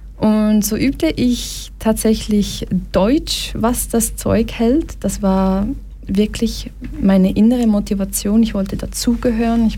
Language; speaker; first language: German; early bilingual, other home language; Portuguese